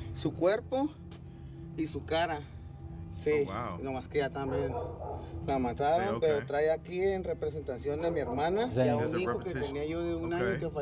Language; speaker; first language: Spanish; native; Spanish